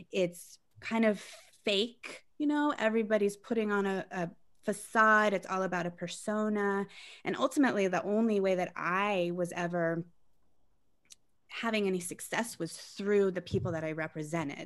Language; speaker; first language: English; native; English